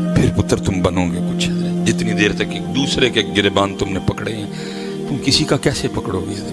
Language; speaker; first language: Urdu; non-native, local second language; Punjabi